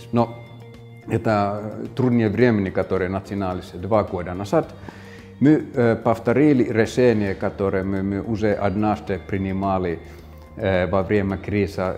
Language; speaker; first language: Russian; non-native, fluent; Finnish